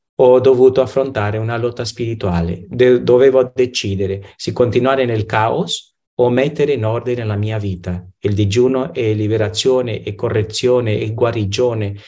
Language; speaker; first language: Italian; non-native, fluent; Romanian